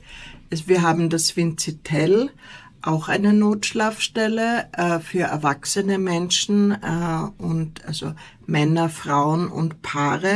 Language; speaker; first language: German; native; German